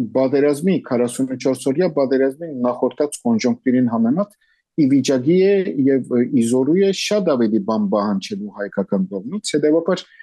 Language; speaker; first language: Armenian; early bilingual, heritage; Armenian